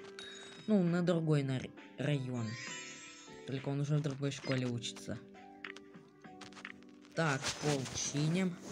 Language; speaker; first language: Russian; native; Russian